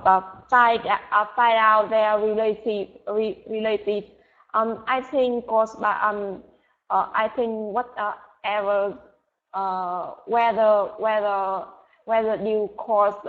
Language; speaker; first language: English; non-native, learner; Vietnamese